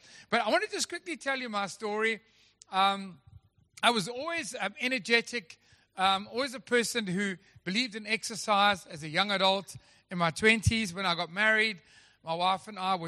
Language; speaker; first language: English; native; English